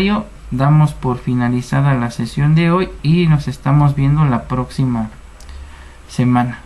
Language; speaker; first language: Spanish; native; Spanish